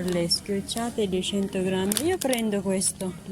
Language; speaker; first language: Italian; non-native, learner; Filipino